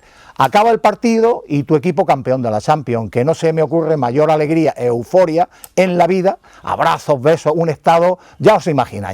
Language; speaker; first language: Spanish; native; Spanish